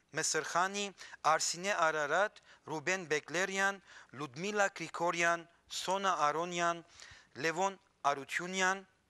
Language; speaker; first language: Armenian; native; Armenian